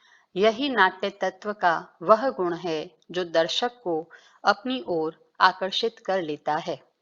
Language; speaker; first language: Hindi; native; Hindi